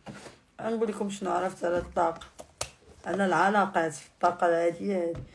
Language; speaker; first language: Arabic; native; Arabic